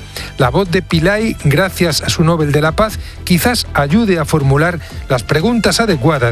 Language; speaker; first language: Spanish; native; Spanish